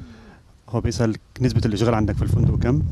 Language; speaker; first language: German; non-native, fluent; Arabic